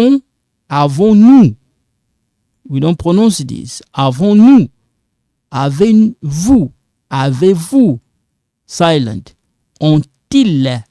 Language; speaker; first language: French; non-native, local second language; Lingala